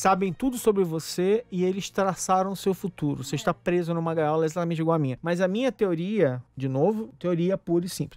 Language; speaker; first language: Portuguese; native; Portuguese